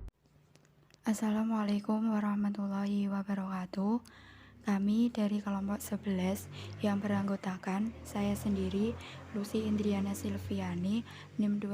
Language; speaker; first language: Indonesian; native; Indonesian